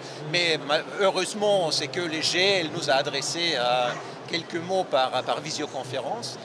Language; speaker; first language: French; non-native, fluent; German